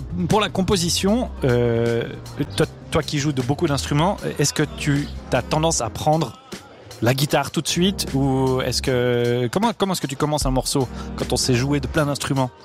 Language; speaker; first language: French; native; French